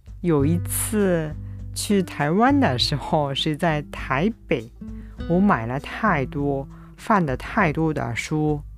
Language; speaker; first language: Chinese; non-native, fluent; Japanese